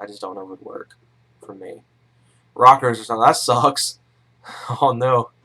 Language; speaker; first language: English; native; English